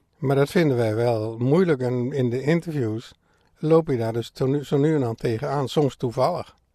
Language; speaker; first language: Dutch; native; Dutch